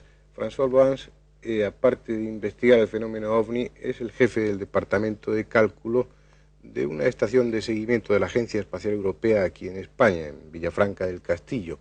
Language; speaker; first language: Spanish; native; Spanish